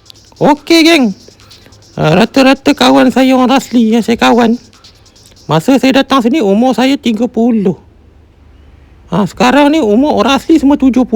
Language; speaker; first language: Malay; non-native, local second language; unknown